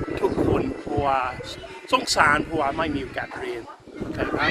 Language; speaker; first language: Thai; non-native, learner; English